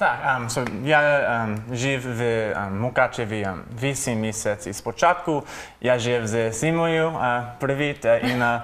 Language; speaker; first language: Ukrainian; non-native, learner; English